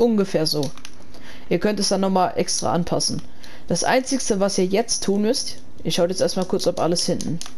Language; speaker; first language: German; native; German